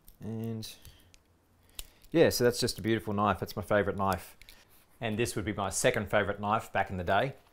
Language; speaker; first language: English; native; English